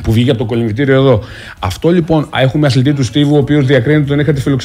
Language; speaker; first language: Greek; native; Greek